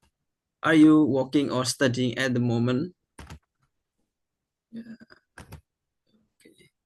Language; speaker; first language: English; non-native, fluent; Indonesian